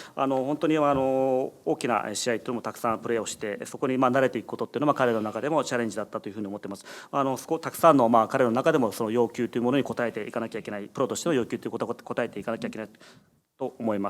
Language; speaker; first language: Japanese; native; Japanese